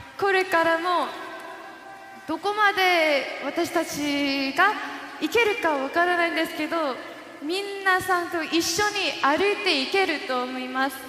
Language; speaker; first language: Japanese; non-native, fluent; Korean